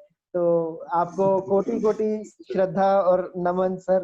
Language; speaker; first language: Hindi; native; Hindi